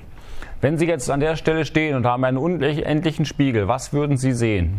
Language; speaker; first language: German; native; German